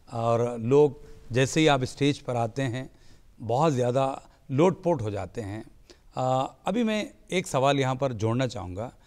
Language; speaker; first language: Hindi; native; Hindi